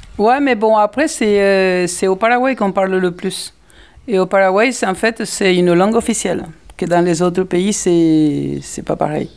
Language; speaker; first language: French; non-native, fluent; Guarani